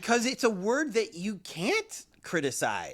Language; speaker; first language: English; native; English